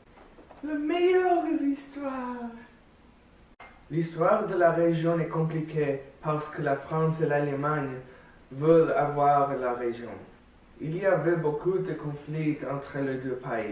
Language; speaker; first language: French; non-native, learner; English